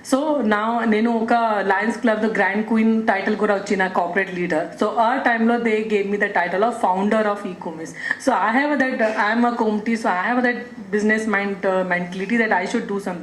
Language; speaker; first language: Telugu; non-native, local second language; Hindi